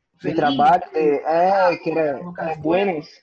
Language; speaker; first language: Spanish; non-native, learner; Portuguese